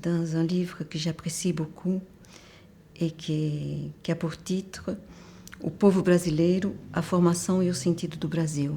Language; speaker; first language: French; non-native, fluent; Portuguese